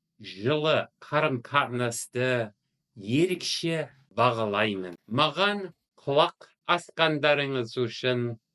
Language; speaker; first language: Kazakh; non-native, fluent; English